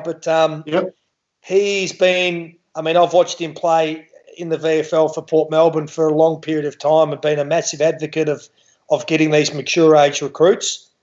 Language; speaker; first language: English; native; English